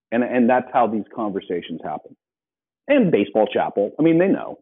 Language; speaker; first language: English; native; English